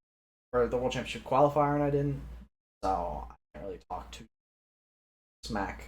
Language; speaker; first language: English; native; English